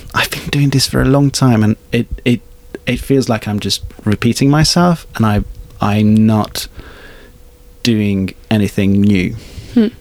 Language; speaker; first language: English; non-native, fluent; Hungarian